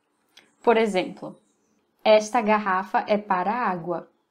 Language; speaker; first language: Portuguese; non-native, fluent; English